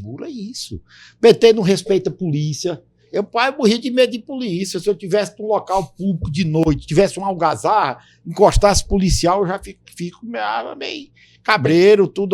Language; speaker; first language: Portuguese; native; Portuguese